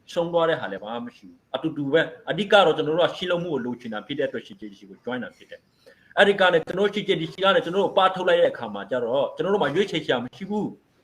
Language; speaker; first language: Burmese; non-native, local second language; Hakha Chin